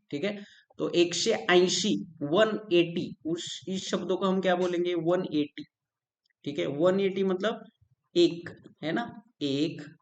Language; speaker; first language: Hindi; non-native, local second language; Marathi